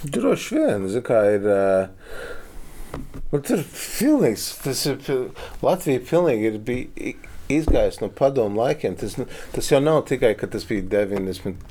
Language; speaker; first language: Latvian; early bilingual, heritage; Latvian